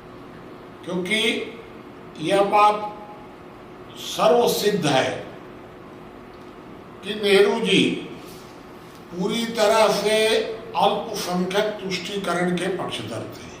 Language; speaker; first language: Hindi; native; Hindi